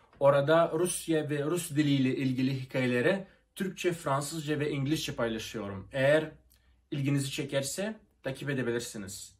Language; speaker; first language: Turkish; non-native, fluent; Russian